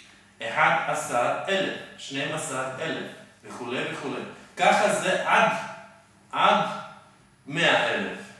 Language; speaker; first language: Hebrew; non-native, fluent; Serbian